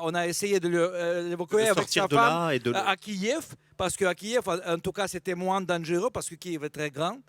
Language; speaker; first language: French; non-native, fluent; Russian